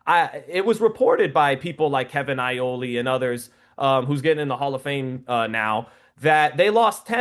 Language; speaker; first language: English; native; English